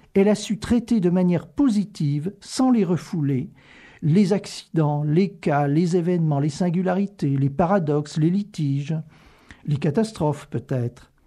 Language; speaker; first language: French; native; French